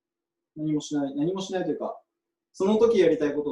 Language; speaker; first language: Japanese; native; Japanese